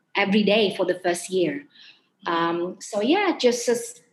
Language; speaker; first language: English; non-native, fluent; Indonesian